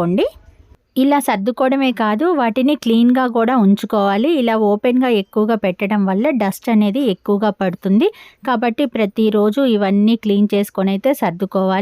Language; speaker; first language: Telugu; native; Telugu